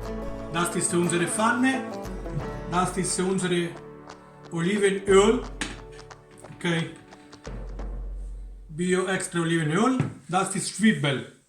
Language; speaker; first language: German; non-native, learner; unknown